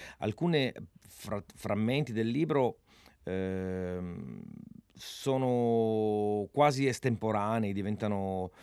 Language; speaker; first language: Italian; native; Italian